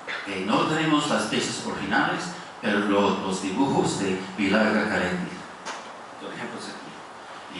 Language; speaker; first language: Spanish; non-native, fluent; English